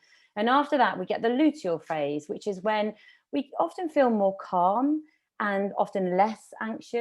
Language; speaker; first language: English; native; English